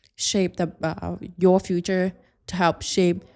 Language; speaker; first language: English; non-native, fluent; Khmer